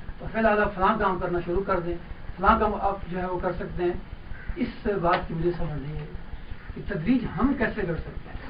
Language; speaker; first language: Urdu; native; Urdu